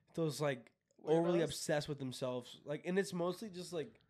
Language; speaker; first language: English; native; English